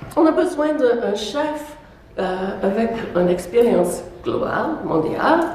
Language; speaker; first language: French; non-native, local second language; English